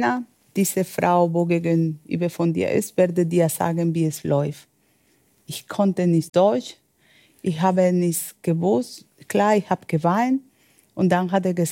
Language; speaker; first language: German; non-native, learner; Spanish